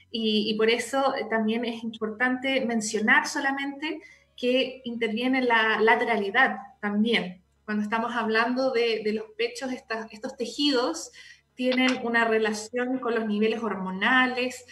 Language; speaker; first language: Spanish; native; Spanish